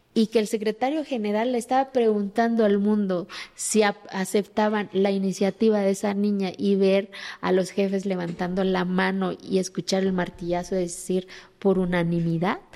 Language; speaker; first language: Spanish; early bilingual, other home language; Zapotec